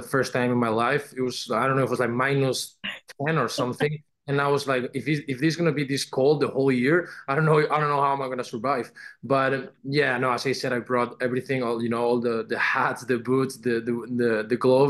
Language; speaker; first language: English; non-native, fluent; Spanish